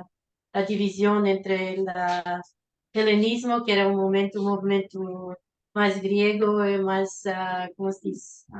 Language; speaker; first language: Spanish; non-native, fluent; Portuguese